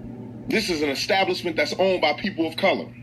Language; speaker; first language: English; native; English